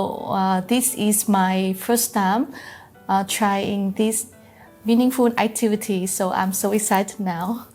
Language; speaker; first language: English; non-native, local second language; Vietnamese